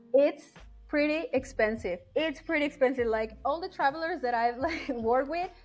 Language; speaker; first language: English; non-native, fluent; Spanish